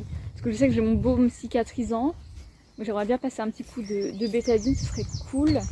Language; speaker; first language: French; native; French